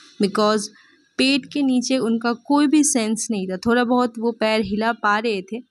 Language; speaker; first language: Hindi; non-native, local second language; Bangla